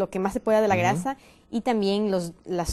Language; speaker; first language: Spanish; native; Spanish